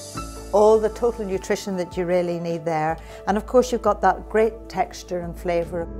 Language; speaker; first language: English; native; English